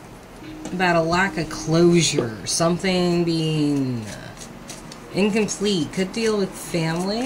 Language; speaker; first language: English; native; English